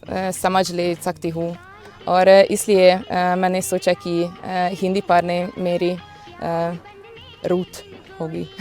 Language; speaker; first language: Hindi; non-native, learner; Hungarian